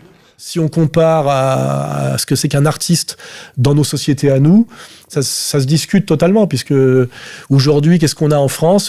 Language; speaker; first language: French; native; French